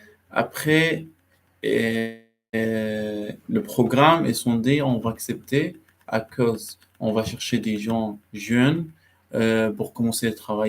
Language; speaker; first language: French; non-native, learner; Arabic